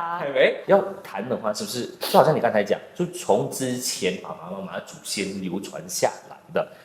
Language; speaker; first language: Chinese; non-native, local second language; English